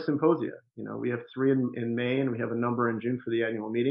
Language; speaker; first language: English; native; English